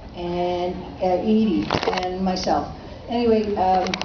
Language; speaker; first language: English; native; English